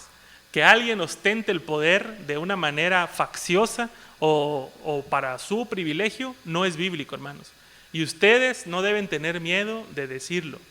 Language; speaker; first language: Spanish; native; Spanish